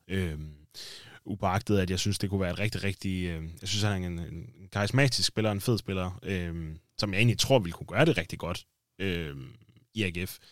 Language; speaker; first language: Danish; native; Danish